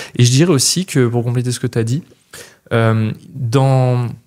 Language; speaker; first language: French; native; French